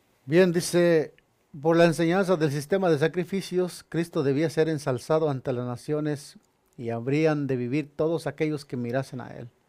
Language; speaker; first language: Spanish; native; Spanish